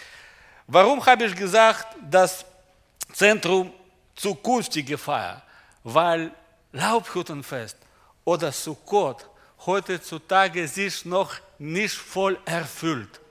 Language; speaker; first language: German; non-native, learner; Russian